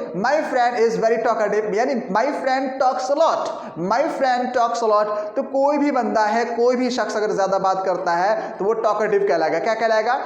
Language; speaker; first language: Hindi; native; Hindi